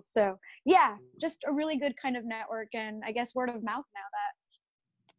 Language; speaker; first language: English; early bilingual, other home language; Spanish